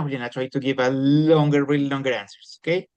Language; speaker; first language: English; non-native, fluent; Spanish